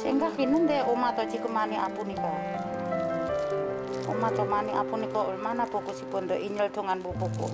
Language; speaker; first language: Korean; non-native, learner; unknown